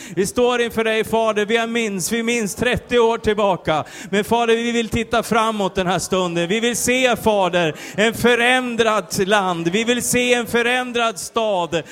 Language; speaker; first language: Swedish; native; Swedish